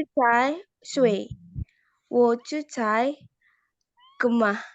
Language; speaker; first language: Chinese; non-native, learner; Indonesian